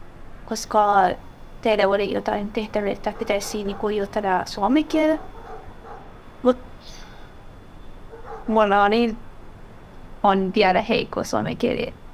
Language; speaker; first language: Finnish; non-native, learner; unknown